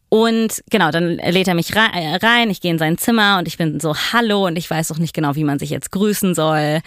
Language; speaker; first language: German; non-native, fluent; Italian